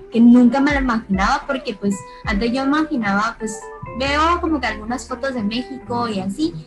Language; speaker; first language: Spanish; early bilingual, other home language; Chinese